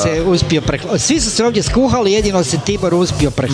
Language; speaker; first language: Croatian; native; Croatian